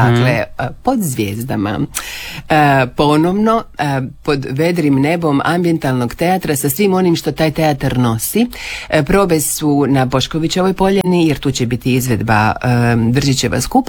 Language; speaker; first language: Serbian; native; Serbian